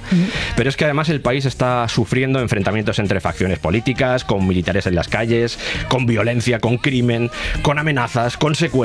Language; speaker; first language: Spanish; native; Spanish